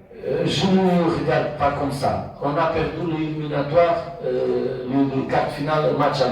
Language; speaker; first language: French; non-native, fluent; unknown